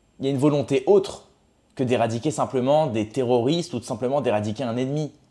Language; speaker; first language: French; native; French